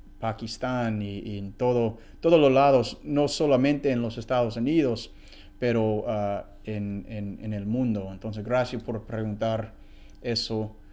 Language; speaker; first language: Spanish; non-native, fluent; English